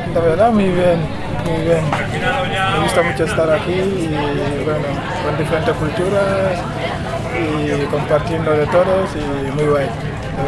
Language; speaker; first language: Spanish; non-native, learner; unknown